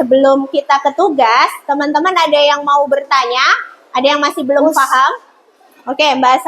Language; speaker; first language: Indonesian; native; Indonesian